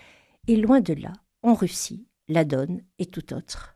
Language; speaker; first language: French; native; French